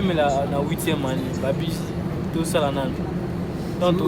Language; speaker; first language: French; non-native, local second language; Lingala